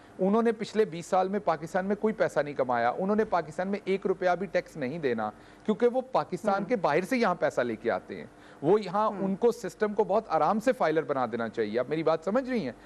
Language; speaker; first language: Urdu; non-native, local second language; Punjabi